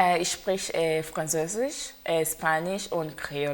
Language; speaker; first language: German; non-native, learner; Haitian Creole